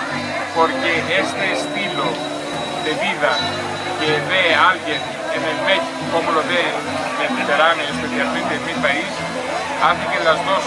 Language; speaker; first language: Spanish; non-native, fluent; Greek